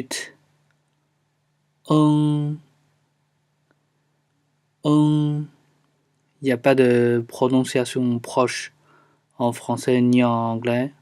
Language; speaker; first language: French; non-native, fluent; Chinese